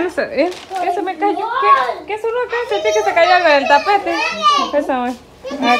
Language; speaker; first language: Spanish; native; Spanish